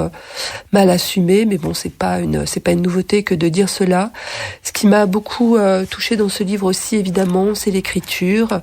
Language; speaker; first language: French; native; French